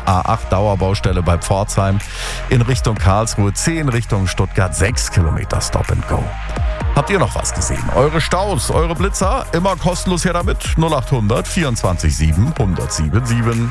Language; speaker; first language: German; native; German